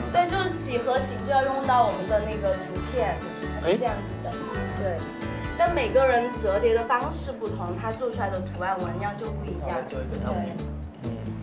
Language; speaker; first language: Chinese; native; Chinese